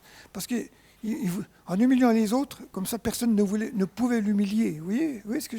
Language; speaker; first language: French; native; French